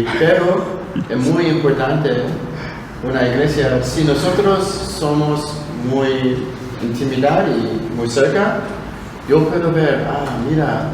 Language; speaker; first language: Spanish; non-native, learner; Korean